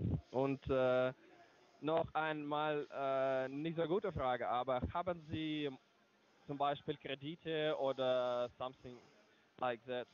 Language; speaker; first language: German; non-native, learner; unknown